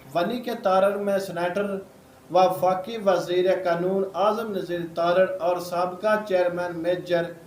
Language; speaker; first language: Urdu; non-native, local second language; Punjabi